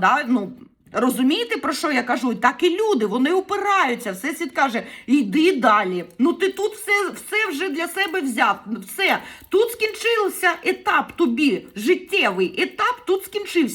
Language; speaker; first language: Ukrainian; native; Ukrainian